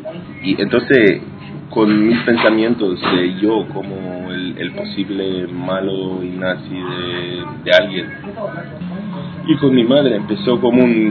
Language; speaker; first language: Spanish; non-native, fluent; Hebrew